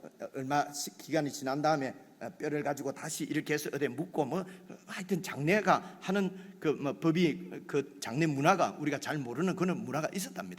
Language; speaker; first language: Korean; native; Korean